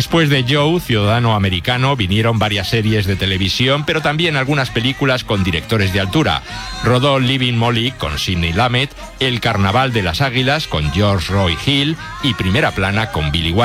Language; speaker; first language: Spanish; native; Spanish